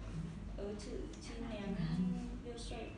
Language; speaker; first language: Chinese; non-native, learner; Vietnamese